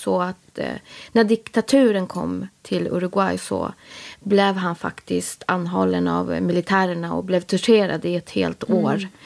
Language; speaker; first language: Swedish; early bilingual, other home language; Spanish